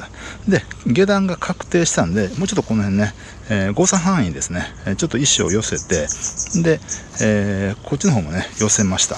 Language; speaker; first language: Japanese; native; Japanese